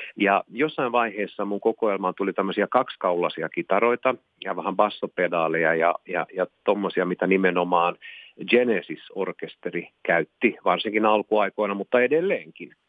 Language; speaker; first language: Finnish; non-native, local second language; Swedish